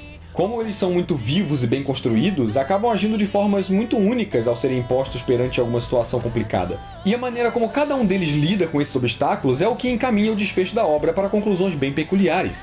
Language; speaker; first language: Portuguese; native; Portuguese